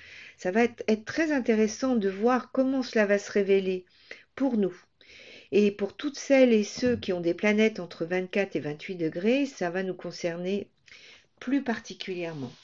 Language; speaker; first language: French; native; French